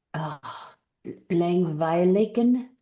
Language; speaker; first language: German; non-native, learner; English